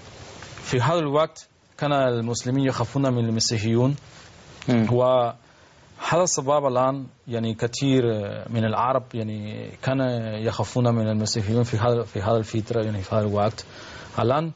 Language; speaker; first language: Arabic; non-native, learner; Spanish